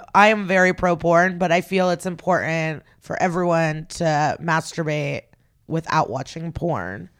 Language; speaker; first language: English; early bilingual, other home language; Russian